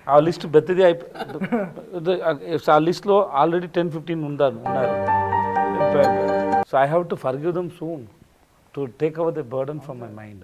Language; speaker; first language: Telugu; non-native, learner; Tamil